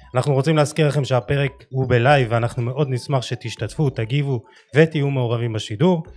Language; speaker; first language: Hebrew; native; Hebrew